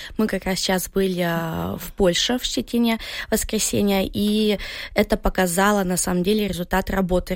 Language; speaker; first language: Russian; early bilingual, heritage; Russian